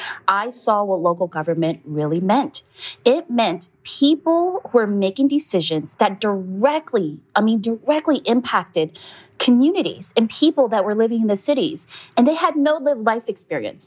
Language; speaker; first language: English; native; English